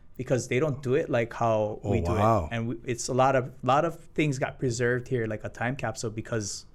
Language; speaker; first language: English; native; English